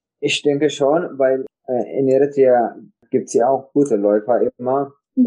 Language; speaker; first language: German; non-native, learner; Tigrinya